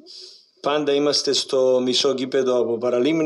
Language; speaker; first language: Greek; non-native, learner; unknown